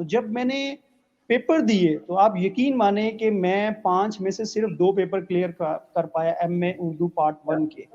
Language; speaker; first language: Urdu; non-native, local second language; Punjabi